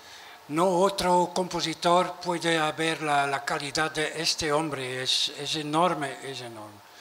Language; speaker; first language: Spanish; non-native, learner; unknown